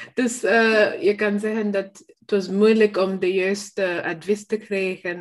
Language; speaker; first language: Dutch; non-native, learner; English